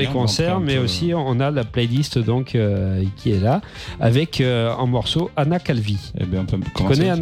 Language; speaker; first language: French; native; French